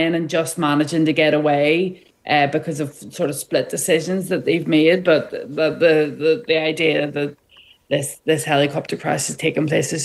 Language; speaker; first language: English; native; English